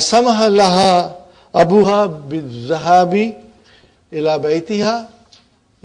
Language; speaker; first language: Arabic; non-native, fluent; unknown